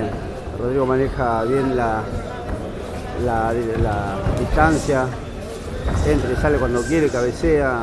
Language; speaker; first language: Spanish; native; Spanish